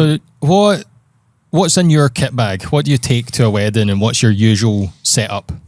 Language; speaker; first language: English; native; English